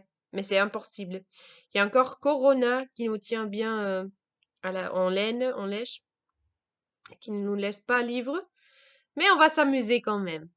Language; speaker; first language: French; non-native, fluent; German